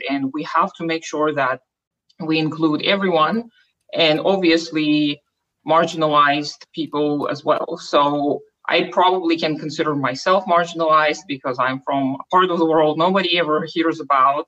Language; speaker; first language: English; non-native, fluent; Russian